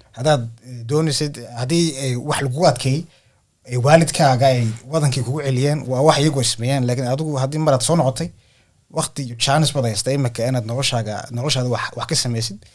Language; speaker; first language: Somali; early bilingual, heritage; Somali